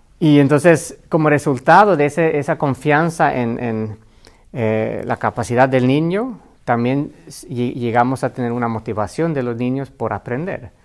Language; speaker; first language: Spanish; non-native, fluent; Finnish